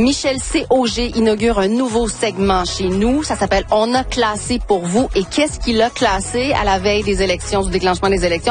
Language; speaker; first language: French; native; French